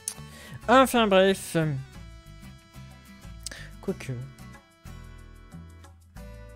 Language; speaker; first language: French; native; French